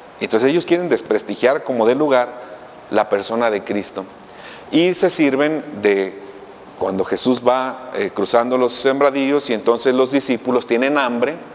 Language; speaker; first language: Spanish; native; Spanish